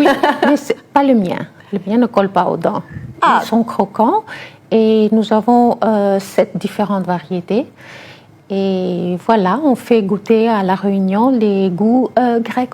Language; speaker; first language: French; non-native, fluent; Greek